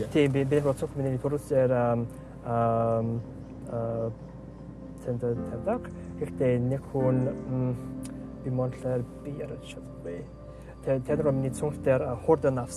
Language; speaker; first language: Mongolian; non-native, learner; English